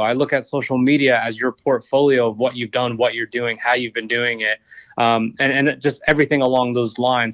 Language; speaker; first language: English; native; English